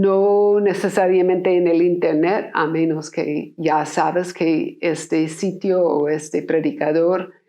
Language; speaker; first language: Spanish; non-native, fluent; English